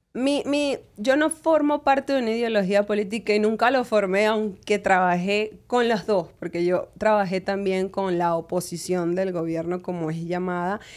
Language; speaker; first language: Spanish; native; Spanish